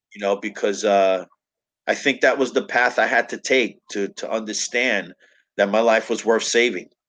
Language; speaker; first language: English; native; English